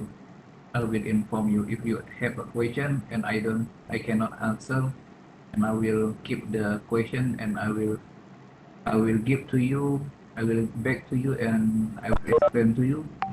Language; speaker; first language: English; non-native, fluent; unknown